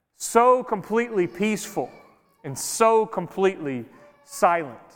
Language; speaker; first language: English; native; English